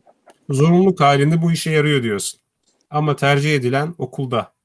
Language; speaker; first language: Turkish; native; Turkish